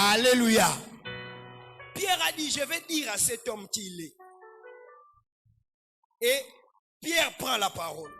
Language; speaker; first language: French; non-native, local second language; Lingala